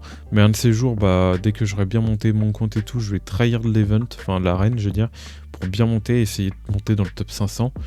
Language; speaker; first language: French; native; French